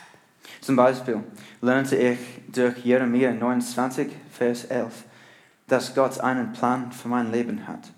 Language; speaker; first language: German; non-native, learner; English